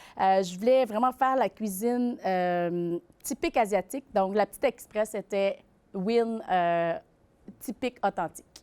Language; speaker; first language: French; early bilingual, other home language; Vietnamese